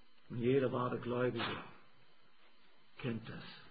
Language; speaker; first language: German; non-native, fluent; English